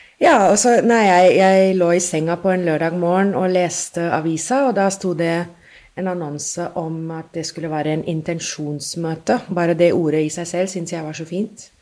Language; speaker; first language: Norwegian; non-native, fluent; English